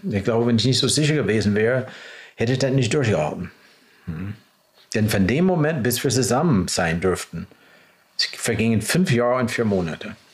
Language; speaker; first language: German; non-native, fluent; English